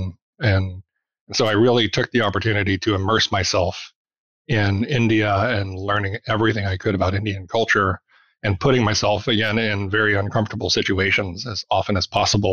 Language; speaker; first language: English; native; English